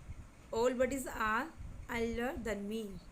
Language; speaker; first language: English; non-native, local second language; Hindi